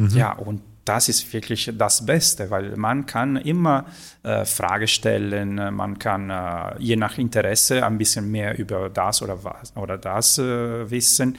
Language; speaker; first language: German; non-native, fluent; Italian